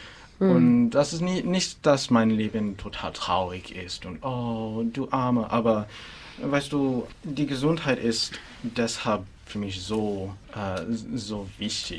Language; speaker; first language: German; non-native, fluent; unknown